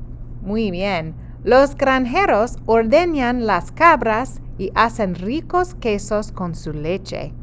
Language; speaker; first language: Spanish; non-native, fluent; English